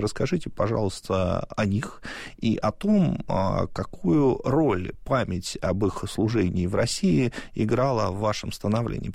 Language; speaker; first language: Russian; native; Russian